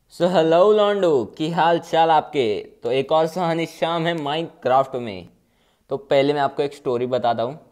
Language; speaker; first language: Hindi; non-native, local second language; Marathi